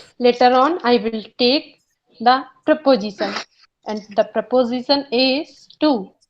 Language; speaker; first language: English; non-native, learner; Hindi